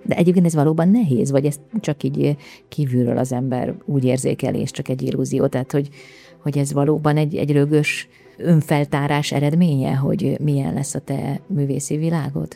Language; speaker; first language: Hungarian; native; Hungarian